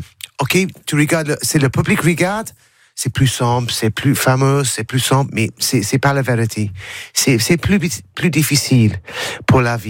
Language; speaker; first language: French; non-native, learner; English